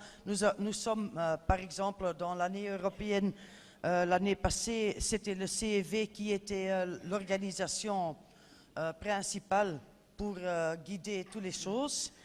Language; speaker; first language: French; non-native, fluent; Dutch